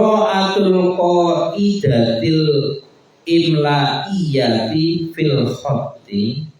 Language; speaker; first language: Arabic; non-native, fluent; Indonesian